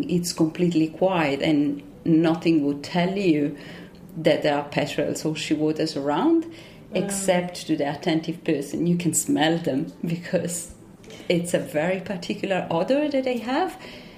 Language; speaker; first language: English; non-native, fluent; Italian